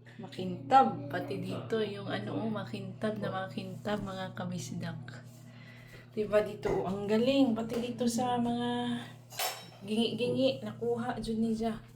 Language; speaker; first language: Filipino; non-native, local second language; Cebuano